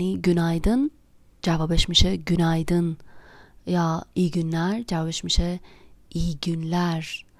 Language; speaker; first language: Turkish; non-native, fluent; Persian